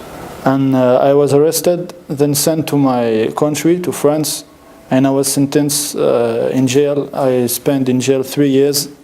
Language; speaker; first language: English; non-native, fluent; French